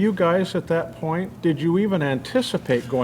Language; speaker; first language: English; native; English